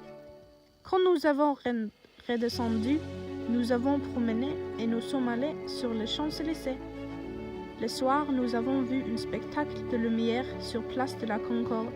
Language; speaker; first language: French; non-native, learner; Norwegian